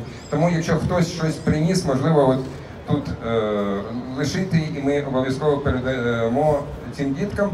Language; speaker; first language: Ukrainian; native; Ukrainian